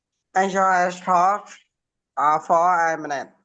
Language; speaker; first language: English; non-native, learner; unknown